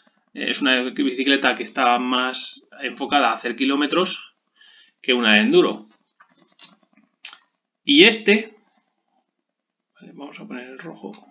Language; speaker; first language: Spanish; native; Spanish